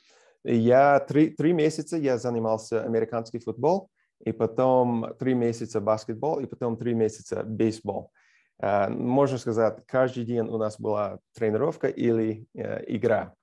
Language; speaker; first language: Russian; non-native, fluent; English